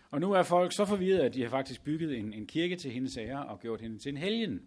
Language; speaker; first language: Danish; native; Danish